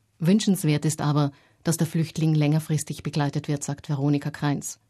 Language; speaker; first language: German; native; German